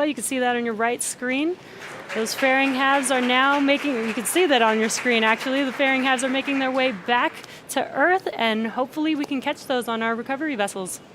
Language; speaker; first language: English; native; English